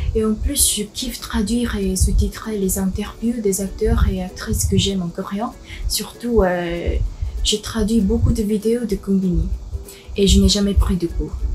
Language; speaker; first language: French; non-native, fluent; Korean